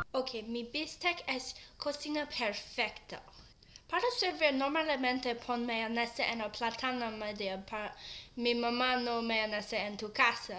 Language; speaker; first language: Spanish; non-native, learner; English